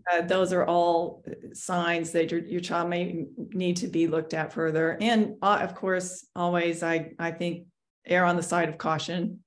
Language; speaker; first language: English; native; English